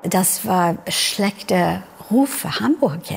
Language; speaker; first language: German; non-native, fluent; English